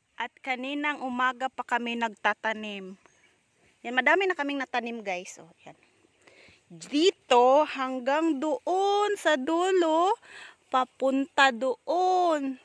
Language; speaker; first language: Filipino; non-native, local second language; Cebuano